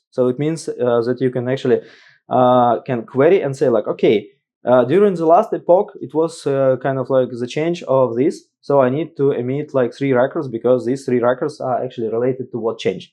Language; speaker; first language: English; non-native, fluent; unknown